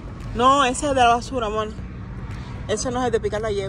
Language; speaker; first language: Spanish; native; Spanish